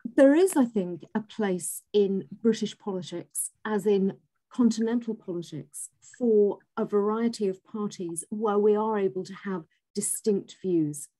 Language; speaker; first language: English; native; English